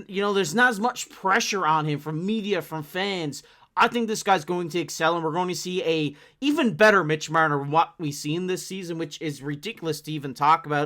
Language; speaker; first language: English; native; English